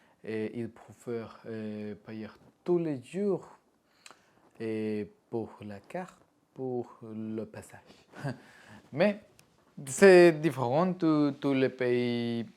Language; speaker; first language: French; non-native, learner; Spanish